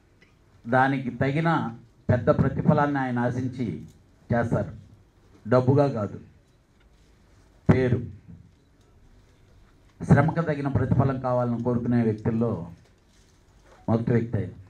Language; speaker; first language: Telugu; native; Telugu